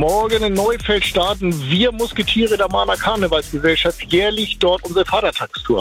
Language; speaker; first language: German; native; German